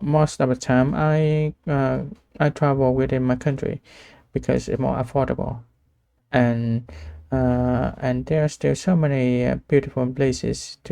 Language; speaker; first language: English; non-native, learner; Vietnamese